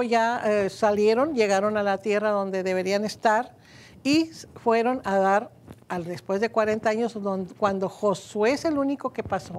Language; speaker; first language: Spanish; native; Spanish